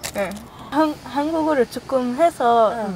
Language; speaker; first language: Korean; non-native, learner; Hebrew